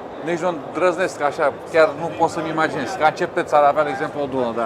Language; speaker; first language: Romanian; native; Romanian